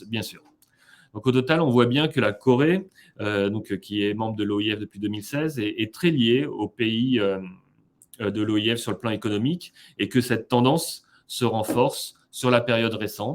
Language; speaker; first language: French; native; French